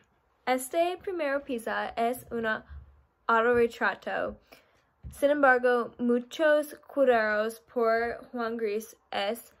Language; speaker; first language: Spanish; non-native, learner; English